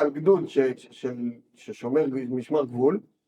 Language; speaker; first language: Hebrew; native; Hebrew